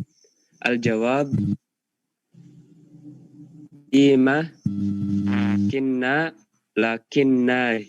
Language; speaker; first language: Arabic; non-native, learner; Indonesian